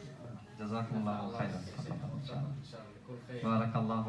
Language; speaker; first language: Arabic; non-native, fluent; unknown